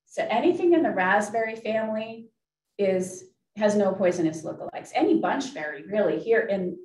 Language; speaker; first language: English; native; English